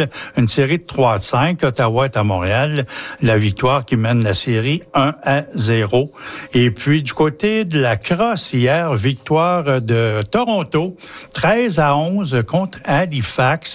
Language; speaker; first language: French; native; French